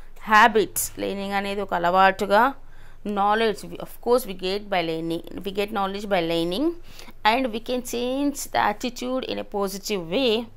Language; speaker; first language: English; non-native, local second language; Telugu